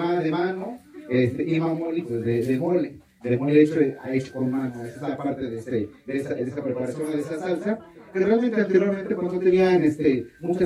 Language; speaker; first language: Spanish; native; Spanish